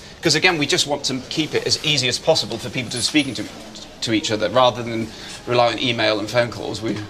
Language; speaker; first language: English; native; English